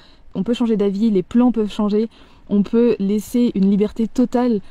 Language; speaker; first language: French; native; French